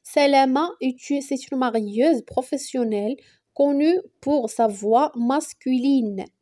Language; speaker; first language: French; non-native, local second language; Arabic